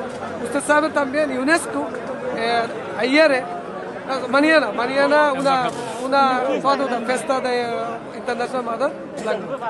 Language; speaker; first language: Spanish; non-native, learner; Bangla